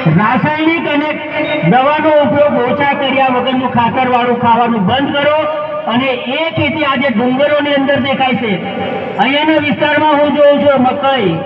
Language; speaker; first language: Gujarati; non-native, local second language; Rathawi